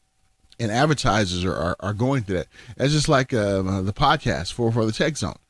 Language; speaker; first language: English; native; English